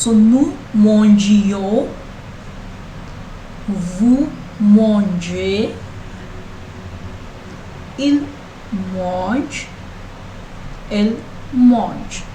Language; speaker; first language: French; non-native, learner; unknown